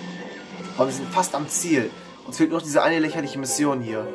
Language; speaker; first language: German; native; German